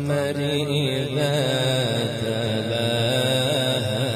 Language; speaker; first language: Arabic; native; Arabic